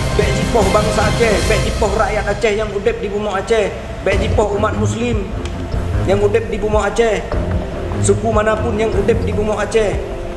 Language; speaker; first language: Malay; non-native, local second language; Achinese